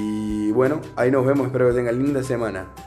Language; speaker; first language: Spanish; native; Spanish